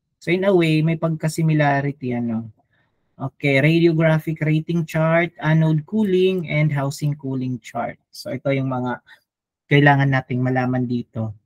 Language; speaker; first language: Filipino; non-native, local second language; Waray